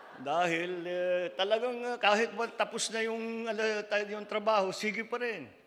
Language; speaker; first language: Filipino; native; Filipino